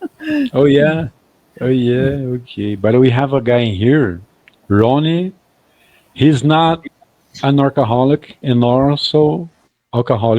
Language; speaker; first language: English; non-native, fluent; Portuguese